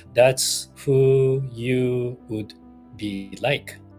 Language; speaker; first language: English; non-native, fluent; Japanese